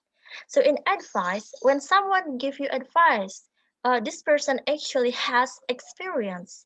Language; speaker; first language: English; non-native, learner; Indonesian